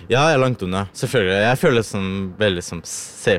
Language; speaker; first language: Norwegian; non-native, learner; Ukrainian